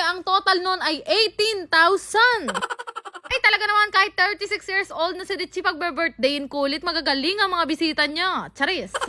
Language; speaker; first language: Filipino; native; Filipino